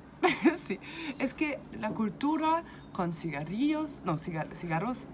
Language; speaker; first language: Spanish; non-native, fluent; German